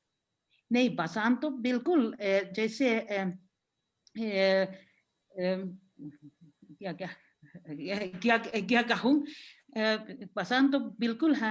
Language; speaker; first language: Hindi; non-native, fluent; Finnish